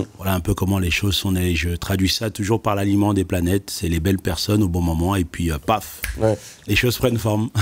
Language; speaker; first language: French; native; French